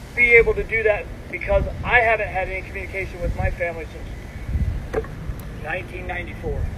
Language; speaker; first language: English; native; English